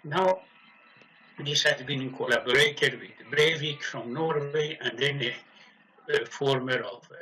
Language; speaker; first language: English; non-native, fluent; Persian